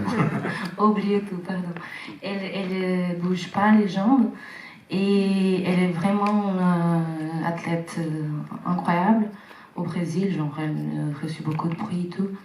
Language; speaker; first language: French; non-native, fluent; Portuguese